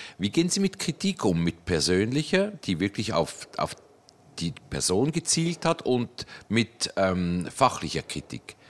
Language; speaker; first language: German; native; German